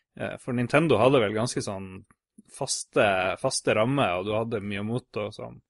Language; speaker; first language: Norwegian; native; Norwegian